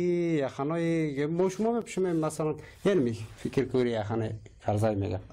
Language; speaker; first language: Persian; native; Persian